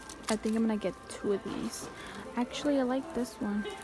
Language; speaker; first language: English; early bilingual, other home language; Spanish